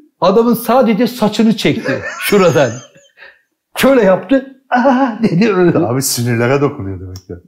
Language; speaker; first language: Turkish; native; Turkish